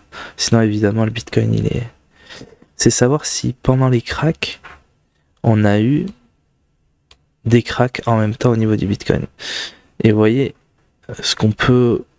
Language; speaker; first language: French; native; French